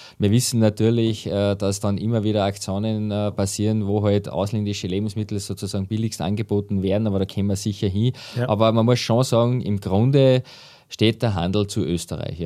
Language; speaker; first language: German; native; German